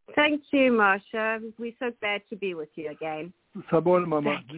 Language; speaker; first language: English; non-native, local second language; German